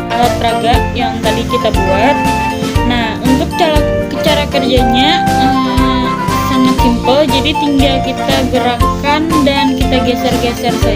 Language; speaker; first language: Indonesian; native; Indonesian